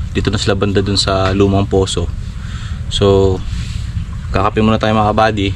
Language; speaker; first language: Filipino; non-native, local second language; Cebuano